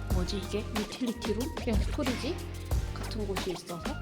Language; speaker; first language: Korean; native; Korean